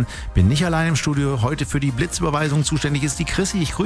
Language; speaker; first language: German; native; German